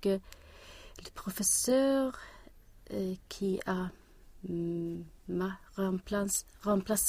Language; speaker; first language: French; non-native, learner; Swedish